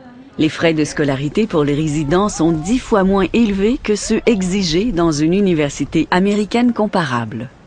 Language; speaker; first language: French; native; French